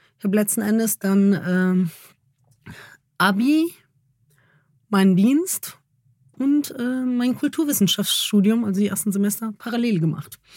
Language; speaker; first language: German; early bilingual, other home language; Kurdish